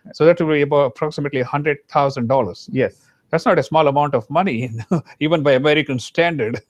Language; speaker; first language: English; non-native, local second language; Kannada